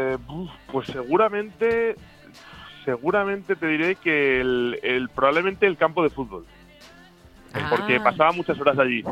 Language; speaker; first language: Spanish; native; Spanish